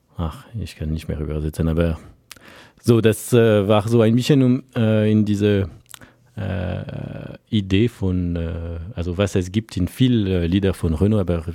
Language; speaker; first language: German; non-native, fluent; French